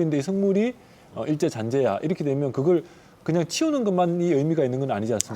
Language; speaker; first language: Korean; native; Korean